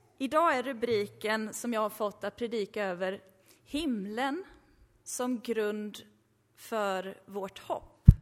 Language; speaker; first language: Swedish; early bilingual, other home language; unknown